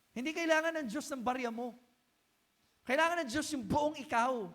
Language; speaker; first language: Filipino; native; Filipino